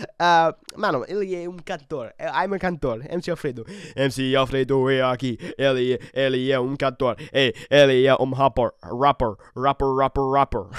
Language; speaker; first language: Portuguese; non-native, learner; English